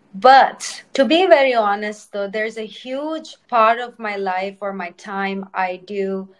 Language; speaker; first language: English; non-native, local second language; Telugu